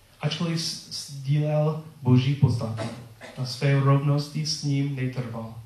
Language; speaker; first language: Czech; non-native, learner; English